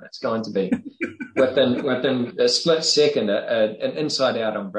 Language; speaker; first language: English; native; English